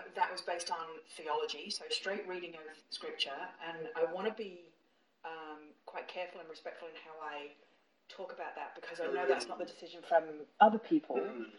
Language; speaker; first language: English; native; English